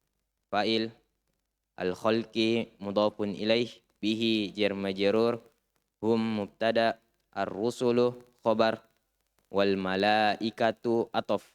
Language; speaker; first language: Arabic; non-native, learner; Indonesian